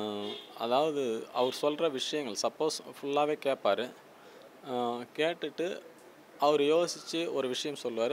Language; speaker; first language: Tamil; native; Tamil